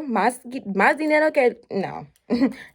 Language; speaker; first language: Spanish; non-native, fluent; English